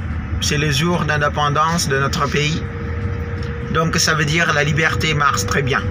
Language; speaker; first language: French; non-native, fluent; Indonesian